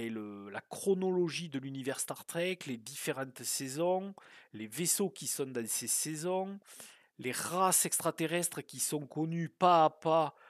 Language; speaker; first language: French; native; French